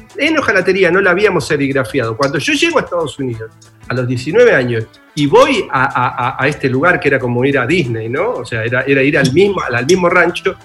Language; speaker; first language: Spanish; native; Spanish